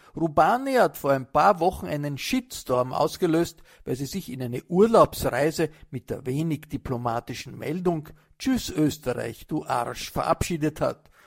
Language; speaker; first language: German; native; German